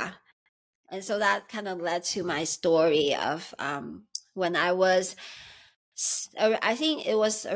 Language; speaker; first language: English; early bilingual, other home language; Chinese